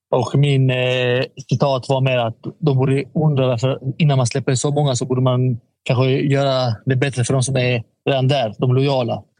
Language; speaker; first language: Swedish; native; Swedish